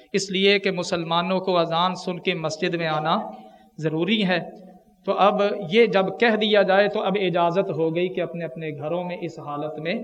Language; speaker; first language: Urdu; non-native, local second language; Punjabi